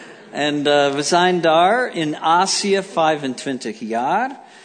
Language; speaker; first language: Dutch; non-native, learner; English